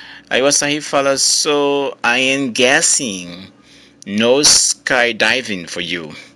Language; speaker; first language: English; non-native, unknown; Portuguese